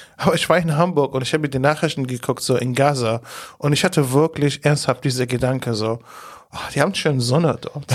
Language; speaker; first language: German; non-native, fluent; Arabic